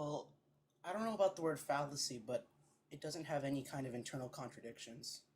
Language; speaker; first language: English; native; English